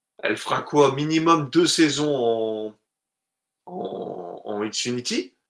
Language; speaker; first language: French; native; French